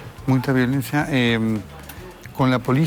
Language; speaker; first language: Portuguese; non-native, learner; Spanish